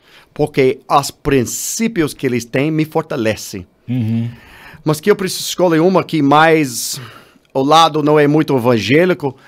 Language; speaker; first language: Portuguese; non-native, learner; English